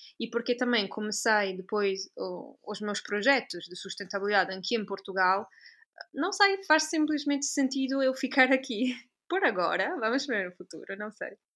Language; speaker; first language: Portuguese; non-native, fluent; Italian